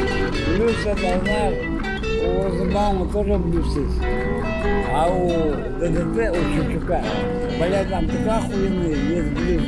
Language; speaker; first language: Russian; native; Russian